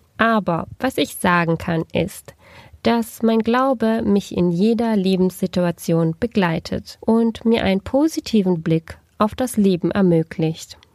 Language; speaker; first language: German; early bilingual, other home language; Turkish